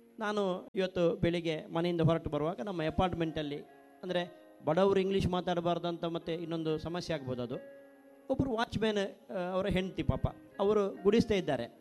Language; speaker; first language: Kannada; non-native, local second language; Tulu